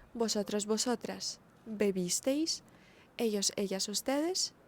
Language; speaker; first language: Spanish; non-native, fluent; Ukrainian